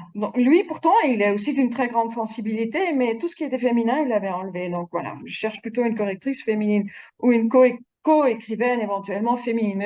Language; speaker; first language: French; non-native, fluent; Dutch